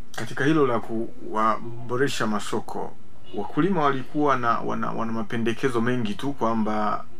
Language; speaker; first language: Swahili; native; Swahili